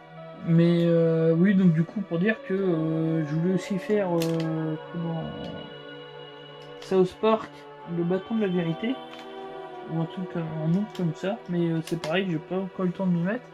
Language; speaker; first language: French; native; French